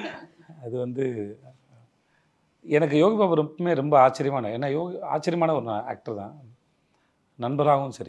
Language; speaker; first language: Tamil; native; Tamil